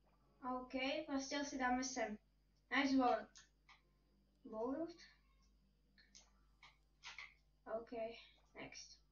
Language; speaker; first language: English; non-native, local second language; Slovak